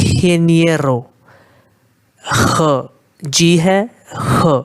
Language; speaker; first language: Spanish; non-native, fluent; Hindi